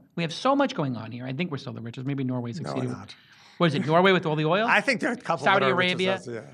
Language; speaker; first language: English; native; English